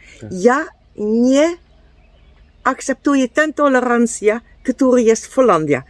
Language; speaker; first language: Polish; non-native, learner; Dutch